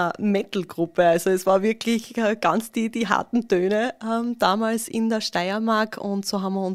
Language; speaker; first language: German; native; German